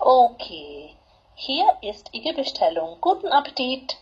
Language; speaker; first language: German; non-native, fluent; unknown